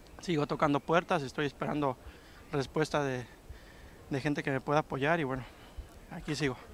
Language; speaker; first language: Spanish; native; Spanish